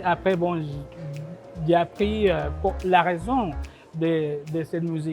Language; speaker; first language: French; non-native, fluent; Spanish